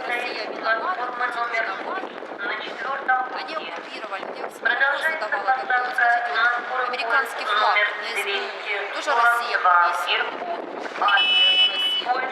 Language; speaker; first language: Russian; native; Russian